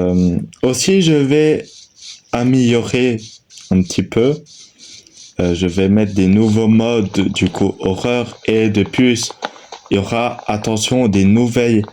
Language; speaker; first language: French; native; French